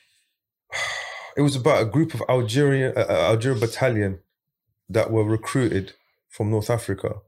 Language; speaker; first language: English; early bilingual, other home language; Arabic